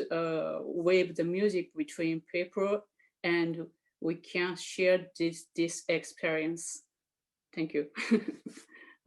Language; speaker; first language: English; non-native, fluent; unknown